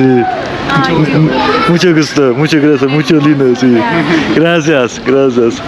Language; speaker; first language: Spanish; non-native, learner; Turkish